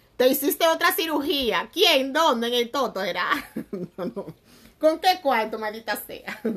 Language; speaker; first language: Spanish; native; Spanish